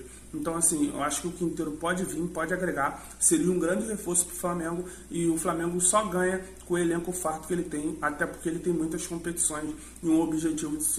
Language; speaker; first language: Portuguese; native; Portuguese